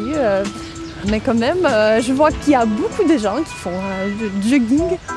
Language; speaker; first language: French; non-native, fluent; Russian